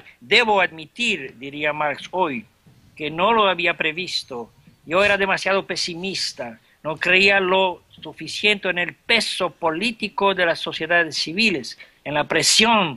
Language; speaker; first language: Spanish; non-native, fluent; French